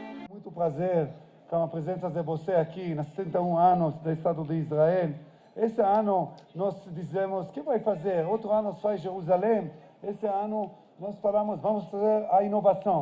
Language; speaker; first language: Portuguese; non-native, fluent; Hebrew